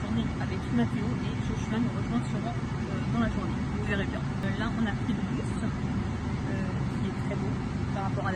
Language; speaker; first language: French; native; French